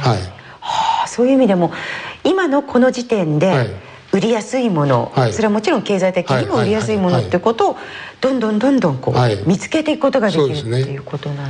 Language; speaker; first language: Japanese; native; Japanese